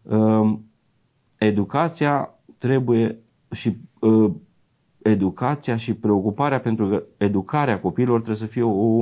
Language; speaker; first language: Romanian; native; Romanian